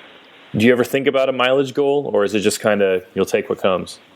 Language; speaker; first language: English; native; English